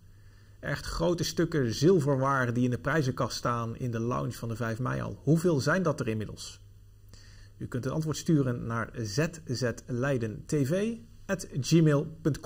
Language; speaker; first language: Dutch; native; Dutch